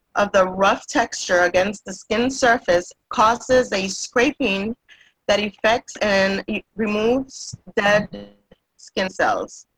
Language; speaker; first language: English; non-native, fluent; Spanish